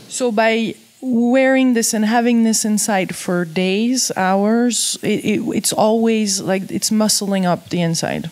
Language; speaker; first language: English; non-native, fluent; French